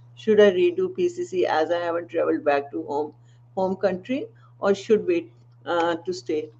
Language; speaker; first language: English; non-native, local second language; Punjabi